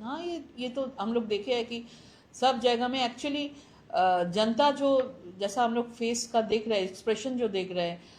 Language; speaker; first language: Hindi; non-native, local second language; Bangla